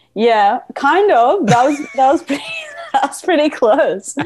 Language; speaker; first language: English; native; English